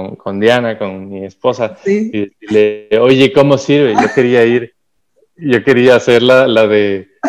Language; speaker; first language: Spanish; native; Spanish